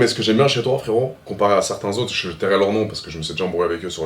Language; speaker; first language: French; native; French